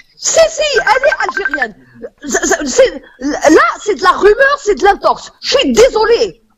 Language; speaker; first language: French; non-native, local second language; Kabyle